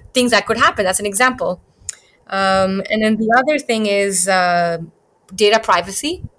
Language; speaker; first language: English; early bilingual, other home language; Thai